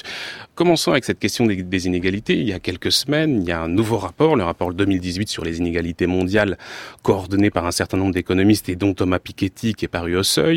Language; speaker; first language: French; native; French